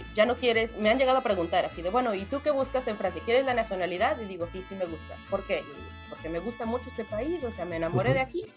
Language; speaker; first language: Spanish; native; Spanish